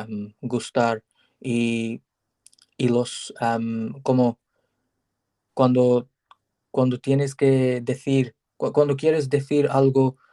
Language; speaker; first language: Spanish; non-native, learner; English